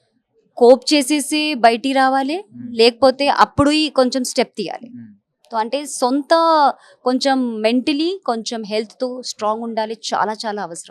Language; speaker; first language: Telugu; non-native, learner; Hindi